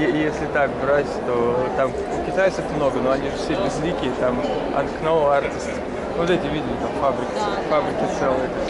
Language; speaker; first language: Russian; native; Russian